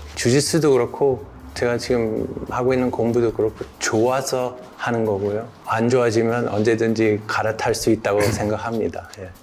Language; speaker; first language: Korean; non-native, fluent; English